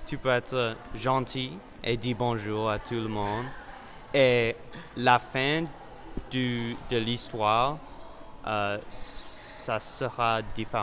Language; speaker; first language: French; non-native, learner; English